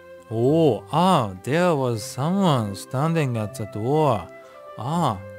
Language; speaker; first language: English; non-native, fluent; Japanese